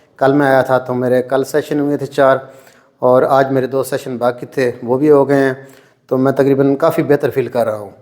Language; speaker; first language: Urdu; non-native, local second language; Punjabi